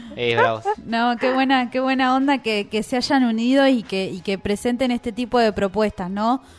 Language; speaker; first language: Spanish; native; Spanish